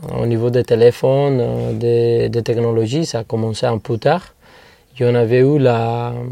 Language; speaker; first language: French; non-native, fluent; Spanish